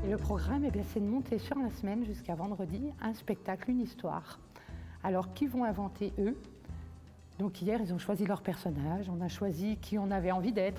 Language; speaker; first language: French; native; French